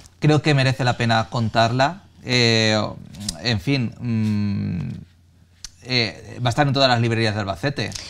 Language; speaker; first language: Spanish; native; Spanish